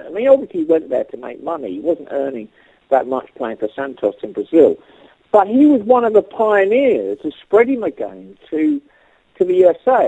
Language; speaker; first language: English; native; English